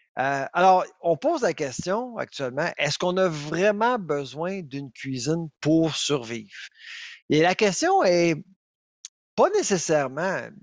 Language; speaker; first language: French; native; French